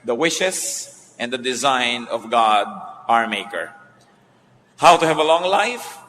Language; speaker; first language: English; non-native, local second language; Filipino